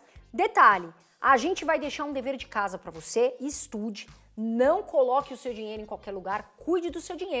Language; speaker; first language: Portuguese; native; Portuguese